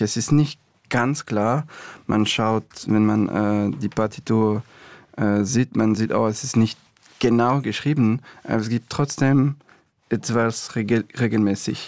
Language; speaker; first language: German; non-native, fluent; French